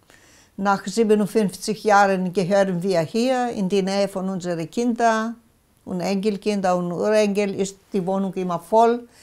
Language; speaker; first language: German; non-native, local second language; Greek